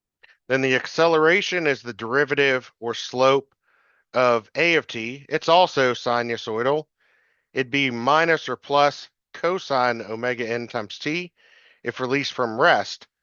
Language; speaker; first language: English; native; English